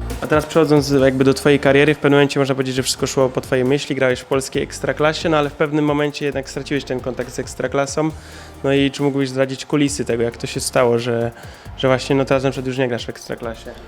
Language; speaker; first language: Polish; native; Polish